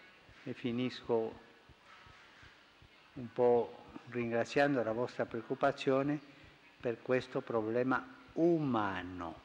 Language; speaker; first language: Italian; non-native, fluent; Spanish